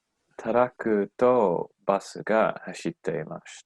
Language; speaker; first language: Japanese; non-native, learner; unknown